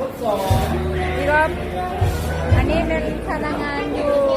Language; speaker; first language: Korean; non-native, learner; Lao